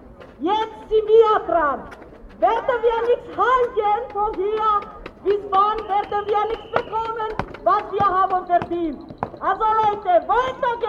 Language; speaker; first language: German; non-native, learner; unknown